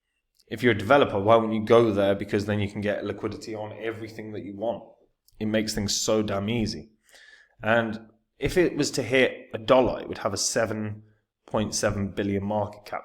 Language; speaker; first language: English; native; English